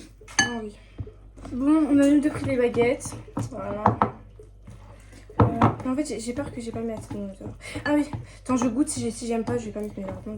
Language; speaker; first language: French; native; French